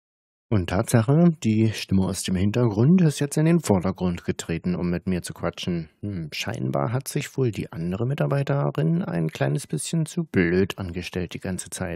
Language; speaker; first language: German; native; German